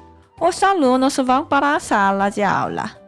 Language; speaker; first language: Portuguese; non-native, learner; Korean